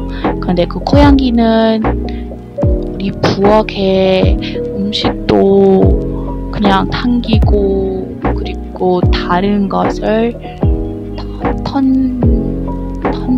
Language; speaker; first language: Korean; non-native, learner; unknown